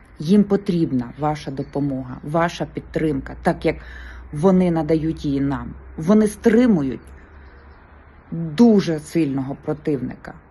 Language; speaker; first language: Ukrainian; native; Ukrainian